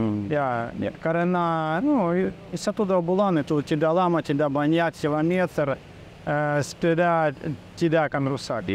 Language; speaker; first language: Indonesian; non-native, learner; Russian